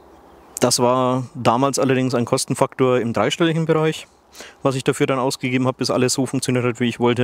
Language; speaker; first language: German; native; German